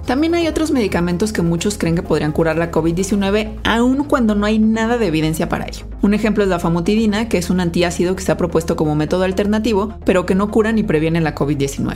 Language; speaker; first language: Spanish; native; Spanish